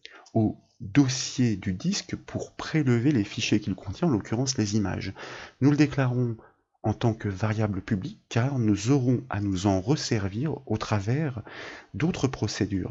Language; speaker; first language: French; native; French